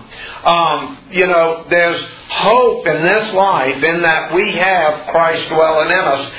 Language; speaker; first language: English; native; English